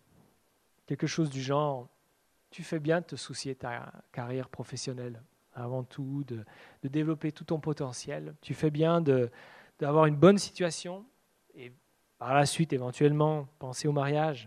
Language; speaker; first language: French; native; French